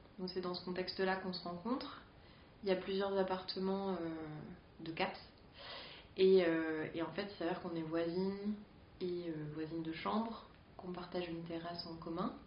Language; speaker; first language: French; native; French